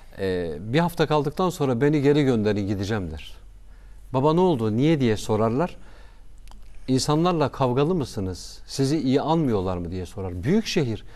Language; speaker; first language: Turkish; native; Turkish